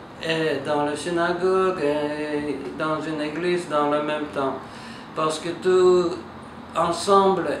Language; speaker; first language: French; non-native, fluent; Russian